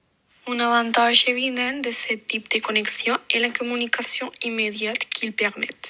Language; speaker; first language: French; non-native, fluent; Spanish